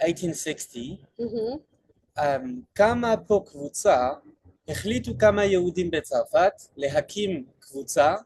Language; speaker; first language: Hebrew; non-native, fluent; French